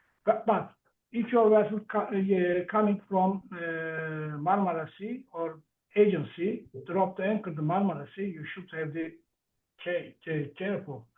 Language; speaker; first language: English; non-native, learner; Turkish